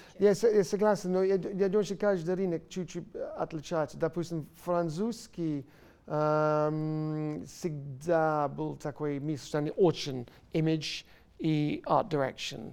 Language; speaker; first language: Russian; non-native, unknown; English